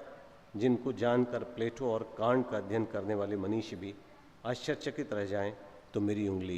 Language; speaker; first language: Hindi; native; Hindi